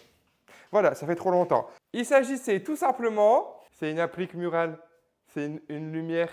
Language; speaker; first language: French; native; French